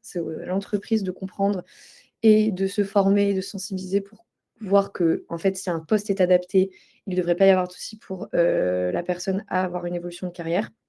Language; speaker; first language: French; native; French